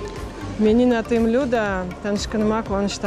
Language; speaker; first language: Kyrgyz; non-native, learner; Russian